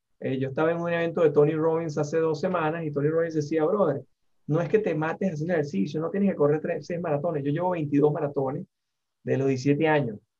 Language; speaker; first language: Spanish; native; Spanish